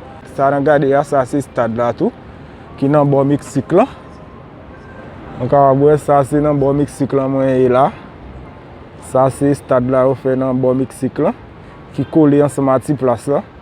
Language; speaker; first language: French; non-native, learner; Haitian Creole